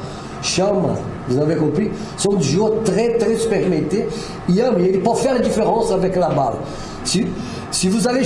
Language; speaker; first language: French; non-native, fluent; Portuguese